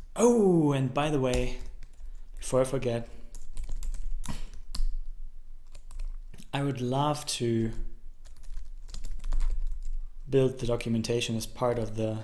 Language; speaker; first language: English; non-native, fluent; German